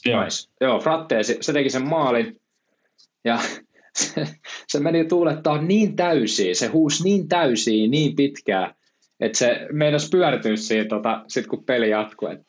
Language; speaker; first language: Finnish; native; Finnish